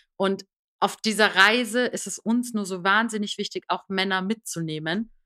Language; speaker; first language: German; early bilingual, other home language; Persian